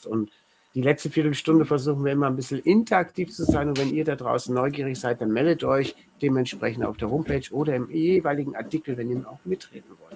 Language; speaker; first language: German; native; German